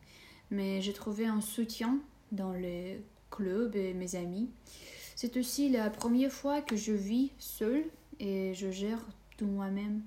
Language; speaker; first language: French; non-native, fluent; Russian